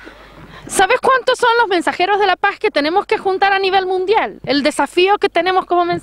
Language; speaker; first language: Spanish; native; Spanish